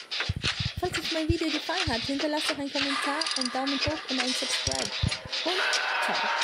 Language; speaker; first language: German; native; German